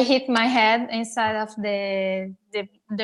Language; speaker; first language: English; non-native, learner; Portuguese